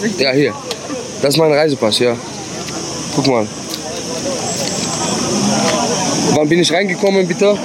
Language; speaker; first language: German; non-native, learner; Arabic